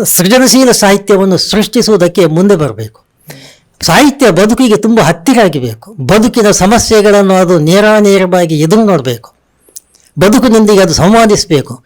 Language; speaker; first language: Kannada; non-native, local second language; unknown